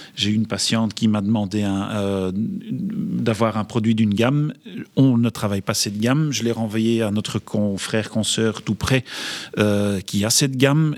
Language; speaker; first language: French; native; French